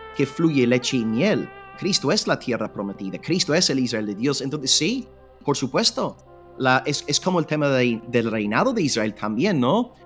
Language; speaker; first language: Spanish; non-native, fluent; English